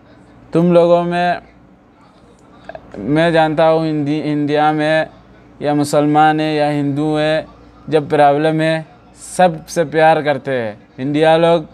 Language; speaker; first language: Hindi; non-native, fluent; Oromo